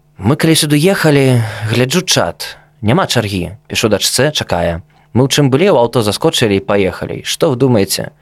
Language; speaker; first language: Belarusian; native; Belarusian